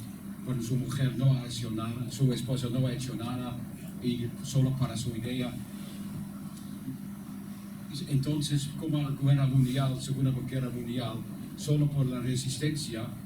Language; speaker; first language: Spanish; non-native, learner; Dutch